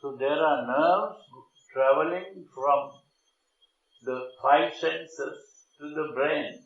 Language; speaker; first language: English; non-native, local second language; Sinhala